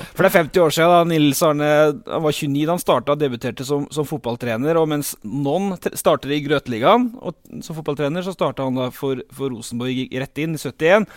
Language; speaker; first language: Norwegian; native; Norwegian